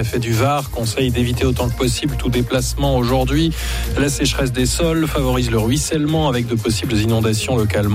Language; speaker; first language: French; native; French